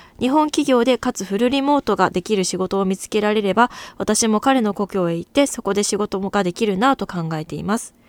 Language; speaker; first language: Japanese; native; Japanese